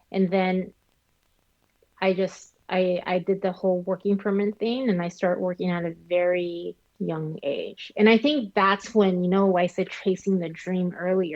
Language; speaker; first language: English; early bilingual, other home language; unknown